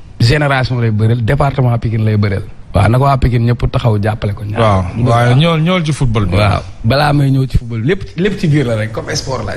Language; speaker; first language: Wolof; native; Wolof